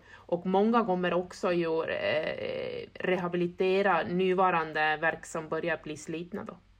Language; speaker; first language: Swedish; non-native, fluent; Estonian